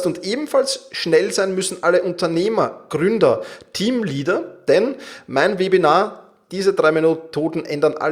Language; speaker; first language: German; native; German